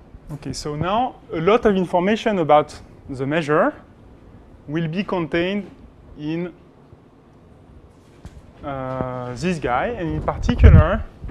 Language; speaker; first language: English; non-native, fluent; French